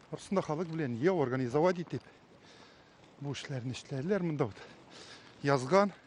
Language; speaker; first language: Tatar; native; Tatar